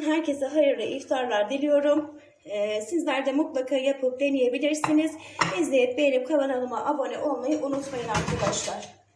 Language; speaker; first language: Turkish; native; Turkish